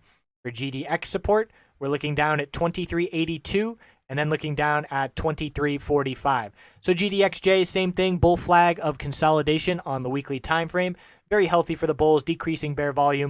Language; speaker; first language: English; native; English